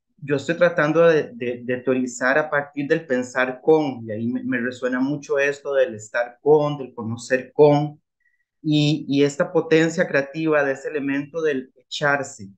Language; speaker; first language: Spanish; native; Spanish